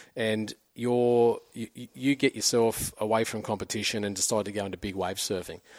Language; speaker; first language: English; native; English